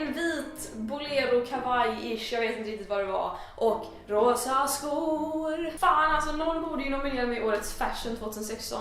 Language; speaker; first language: Swedish; native; Swedish